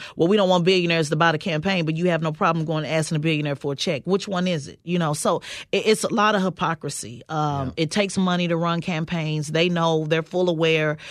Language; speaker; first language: English; native; English